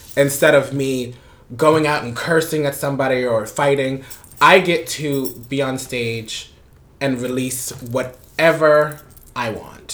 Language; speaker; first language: English; non-native, fluent; Spanish